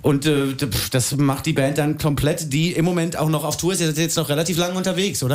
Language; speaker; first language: German; native; German